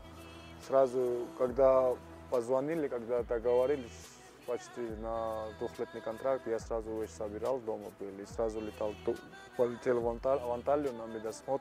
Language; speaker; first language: Russian; non-native, fluent; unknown